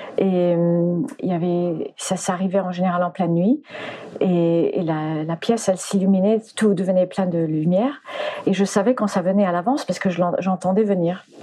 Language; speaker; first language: French; early bilingual, other home language; English